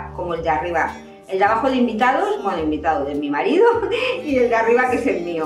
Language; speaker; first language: Spanish; native; Spanish